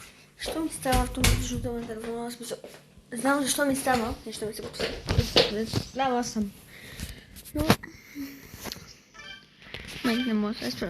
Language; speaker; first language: Bulgarian; native; Bulgarian